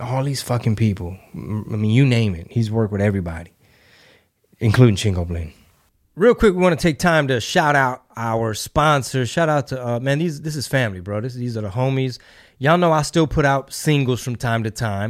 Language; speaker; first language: English; early bilingual, other home language; Spanish